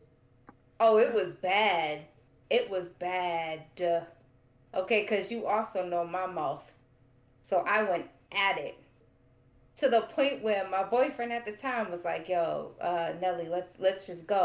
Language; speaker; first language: English; native; English